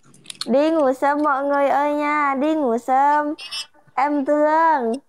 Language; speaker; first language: Vietnamese; non-native, learner; Indonesian